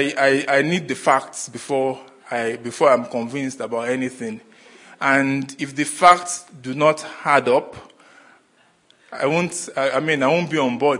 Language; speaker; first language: English; non-native, local second language; Yoruba